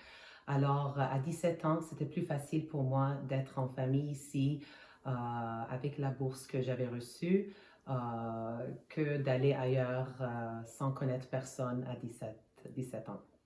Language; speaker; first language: French; non-native, fluent; Armenian